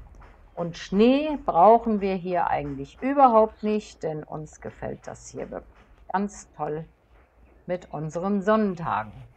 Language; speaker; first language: German; native; German